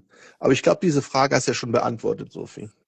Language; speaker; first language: German; non-native, fluent; Portuguese